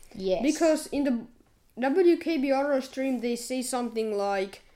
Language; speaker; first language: English; non-native, fluent; Finnish